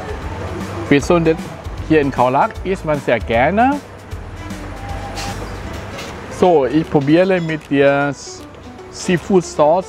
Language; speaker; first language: German; non-native, fluent; Thai